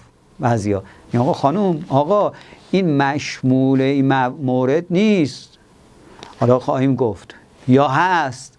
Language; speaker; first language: Persian; native; Persian